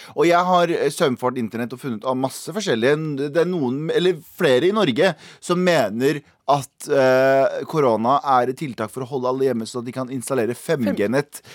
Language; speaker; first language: Norwegian; early bilingual, other home language; Kurdish